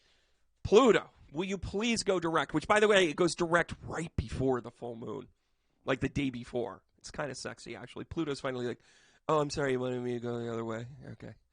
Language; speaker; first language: English; native; English